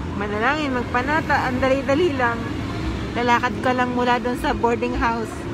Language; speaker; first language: Filipino; native; Filipino